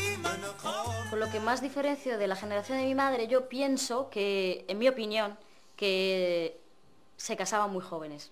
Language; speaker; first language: Spanish; non-native, fluent; Arabic